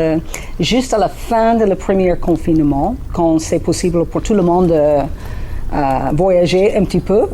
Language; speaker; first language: French; non-native, learner; English